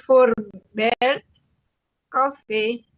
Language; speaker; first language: Dutch; non-native, learner; Indonesian